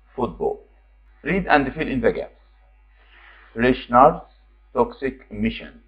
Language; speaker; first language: English; non-native, fluent; Arabic